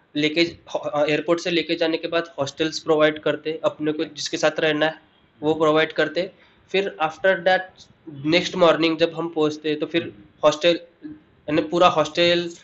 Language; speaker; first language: Hindi; non-native, local second language; Marathi